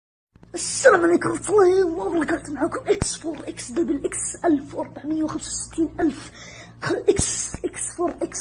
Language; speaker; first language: Arabic; native; Arabic